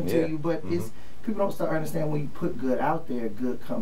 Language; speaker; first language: English; native; English